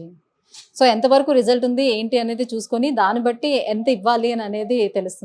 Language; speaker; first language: Telugu; native; Telugu